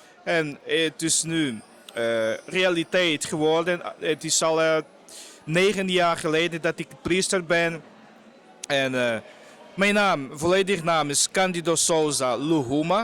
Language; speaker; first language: Dutch; non-native, fluent; Portuguese